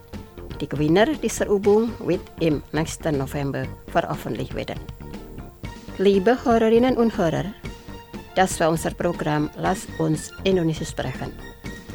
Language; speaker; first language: German; non-native, fluent; Indonesian